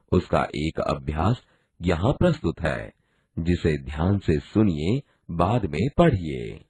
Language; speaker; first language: Hindi; non-native, local second language; Gujarati